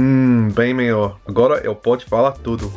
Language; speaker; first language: Portuguese; non-native, fluent; English